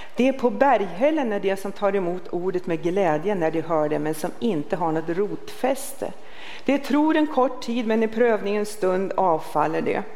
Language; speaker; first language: Swedish; native; Swedish